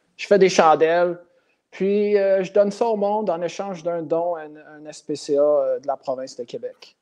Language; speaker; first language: French; non-native, local second language; English